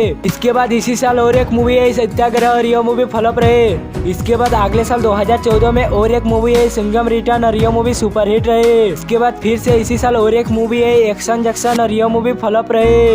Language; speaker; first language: Hindi; non-native, local second language; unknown